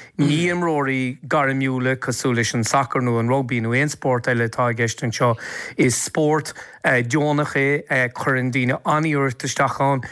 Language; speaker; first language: Irish; non-native, local second language; English